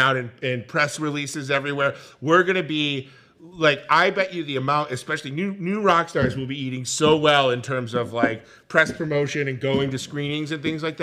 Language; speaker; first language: English; native; English